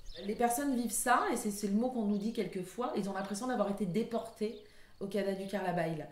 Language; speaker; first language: French; native; French